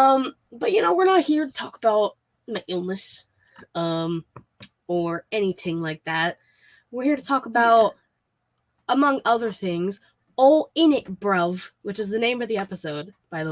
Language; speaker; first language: English; native; English